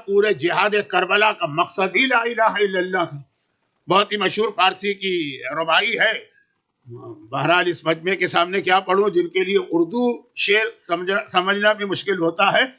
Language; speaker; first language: Urdu; native; Urdu